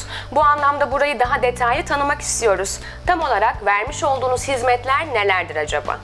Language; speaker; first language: Turkish; native; Turkish